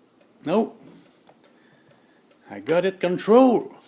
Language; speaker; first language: English; non-native, learner; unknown